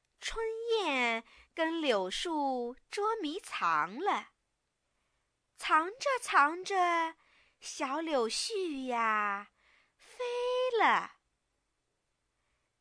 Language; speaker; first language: Chinese; native; Chinese